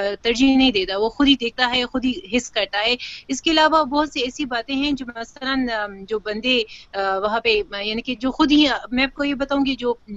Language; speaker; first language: Urdu; non-native, fluent; Pashto